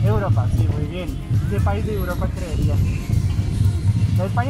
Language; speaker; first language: Spanish; non-native, fluent; French